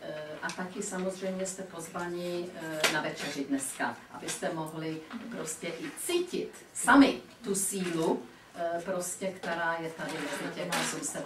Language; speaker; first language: Czech; early bilingual, heritage; Czech